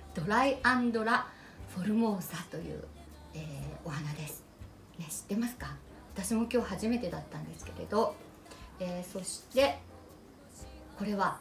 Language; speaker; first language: Japanese; native; Japanese